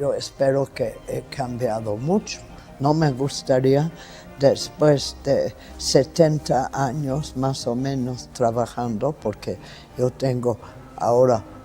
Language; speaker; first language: Spanish; non-native, fluent; English